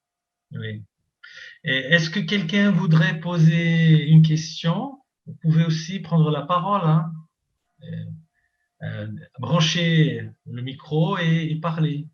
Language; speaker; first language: French; non-native, fluent; Portuguese